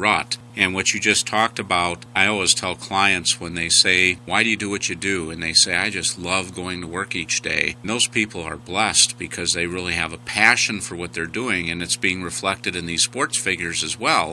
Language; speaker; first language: English; native; English